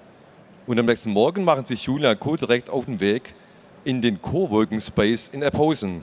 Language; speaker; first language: German; native; German